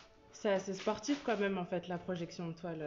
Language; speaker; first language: French; native; French